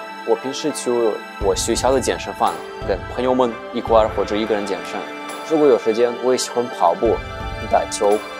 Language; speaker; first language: Chinese; non-native, fluent; Russian